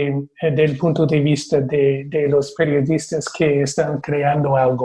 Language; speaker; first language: Spanish; non-native, fluent; English